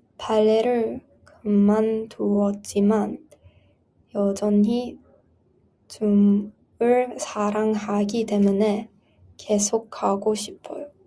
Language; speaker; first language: Korean; non-native, learner; English